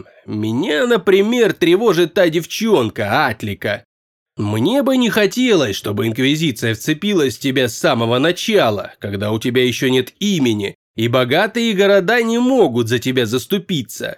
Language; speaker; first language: Russian; native; Russian